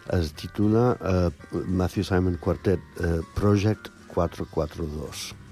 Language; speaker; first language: Catalan; non-native, fluent; English